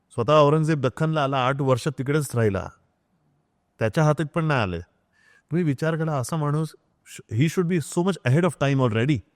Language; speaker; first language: Marathi; non-native, local second language; Hindi